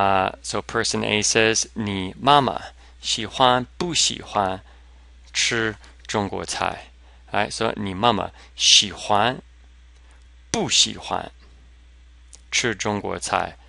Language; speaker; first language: Chinese; non-native, fluent; English